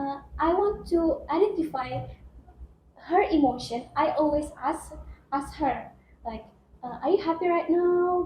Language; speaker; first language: English; non-native, learner; Indonesian